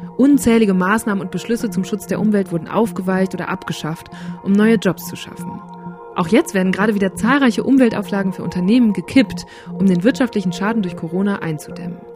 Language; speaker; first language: German; native; German